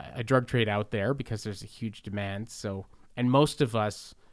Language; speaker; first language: English; native; English